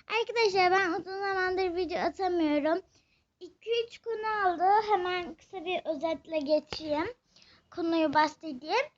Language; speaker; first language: Turkish; native; Turkish